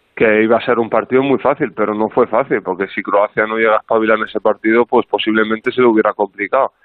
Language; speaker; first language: Spanish; non-native, fluent; Arabic